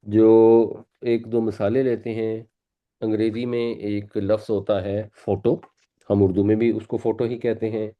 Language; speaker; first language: Urdu; native; Urdu